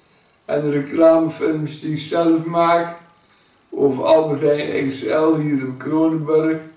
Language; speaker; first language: Dutch; native; Dutch